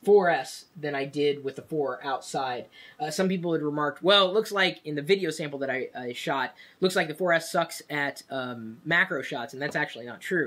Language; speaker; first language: English; native; English